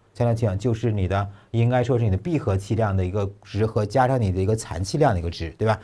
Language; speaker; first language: Chinese; native; Chinese